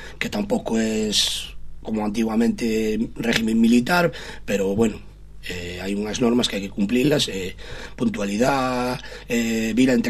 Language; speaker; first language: Spanish; non-native, local second language; Galician